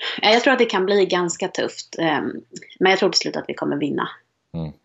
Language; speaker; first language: Swedish; native; Swedish